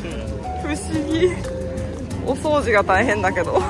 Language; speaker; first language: Japanese; native; Japanese